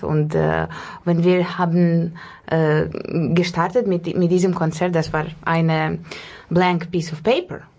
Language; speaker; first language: German; non-native, learner; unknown